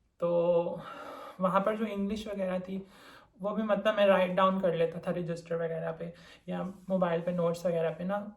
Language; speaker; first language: Urdu; non-native, local second language; Punjabi